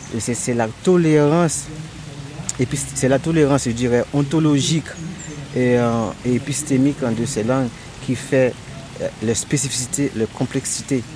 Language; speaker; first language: French; non-native, local second language; Haitian Creole